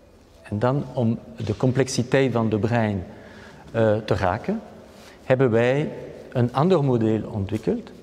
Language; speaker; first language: Dutch; non-native, fluent; French